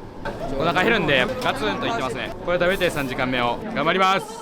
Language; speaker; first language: Japanese; native; Japanese